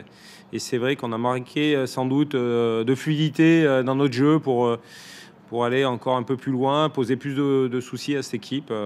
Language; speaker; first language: French; native; French